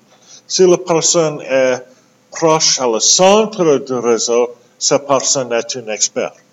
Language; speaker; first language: French; non-native, local second language; English